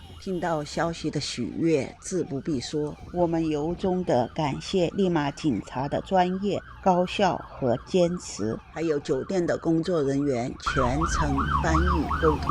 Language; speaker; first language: Chinese; native; Chinese